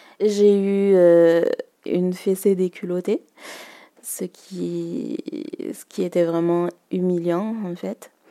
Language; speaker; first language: French; early bilingual, other home language; Malagasy